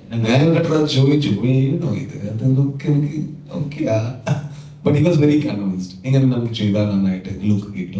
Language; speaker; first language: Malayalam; non-native, learner; Kannada